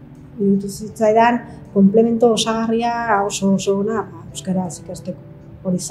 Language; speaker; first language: Basque; non-native, local second language; Spanish